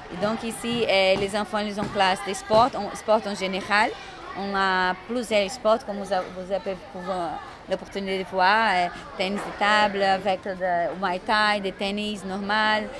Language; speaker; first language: French; non-native, fluent; Portuguese